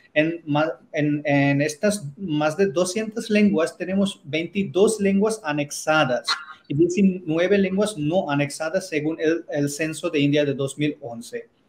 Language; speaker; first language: Spanish; non-native, fluent; Hindi